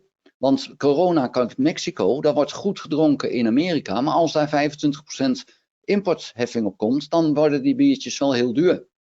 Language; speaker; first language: Dutch; native; Dutch